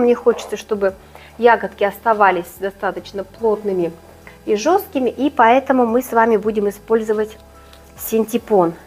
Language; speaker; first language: Russian; native; Russian